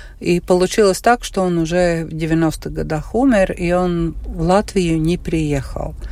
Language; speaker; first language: Russian; non-native, local second language; Latvian